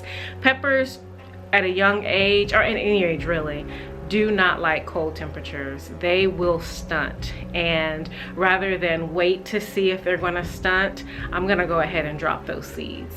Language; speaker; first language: English; native; English